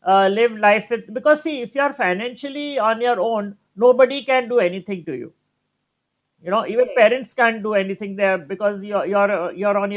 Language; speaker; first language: English; non-native, local second language; Gujarati